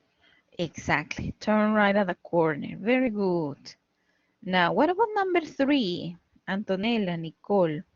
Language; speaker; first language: English; non-native, fluent; Spanish